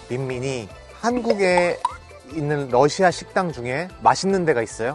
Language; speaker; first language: Korean; native; Korean